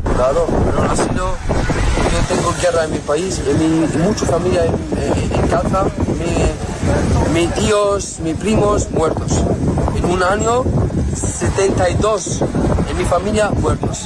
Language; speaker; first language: Spanish; non-native, learner; Arabic